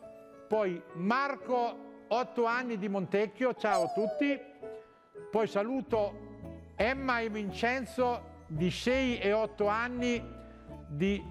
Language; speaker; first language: Italian; native; Italian